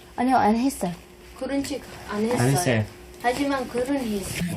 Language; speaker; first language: Korean; non-native, learner; Arabic